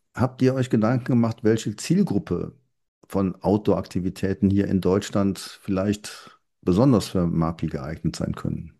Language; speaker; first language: German; native; German